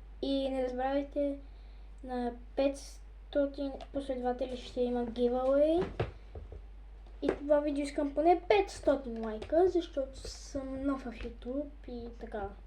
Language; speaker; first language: Bulgarian; native; Bulgarian